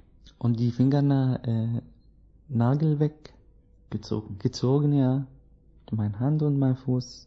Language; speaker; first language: German; non-native, learner; Arabic